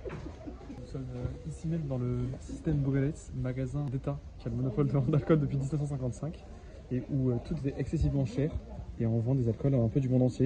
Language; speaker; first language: French; native; French